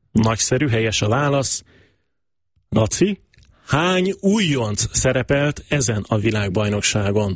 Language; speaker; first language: Hungarian; native; Hungarian